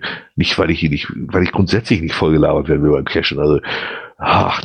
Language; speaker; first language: German; native; German